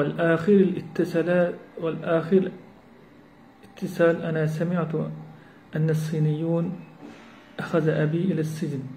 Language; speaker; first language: Arabic; non-native, learner; Uyghur